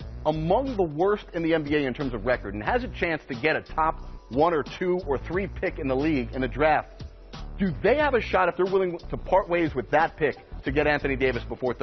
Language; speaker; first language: English; native; English